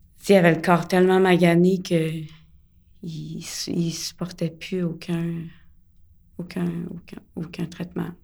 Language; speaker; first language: French; early bilingual, other home language; English